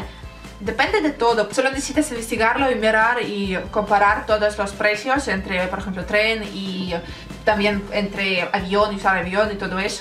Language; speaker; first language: Spanish; non-native, learner; Russian